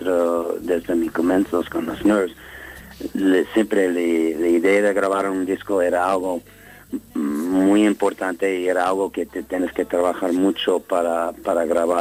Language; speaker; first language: Spanish; non-native, learner; English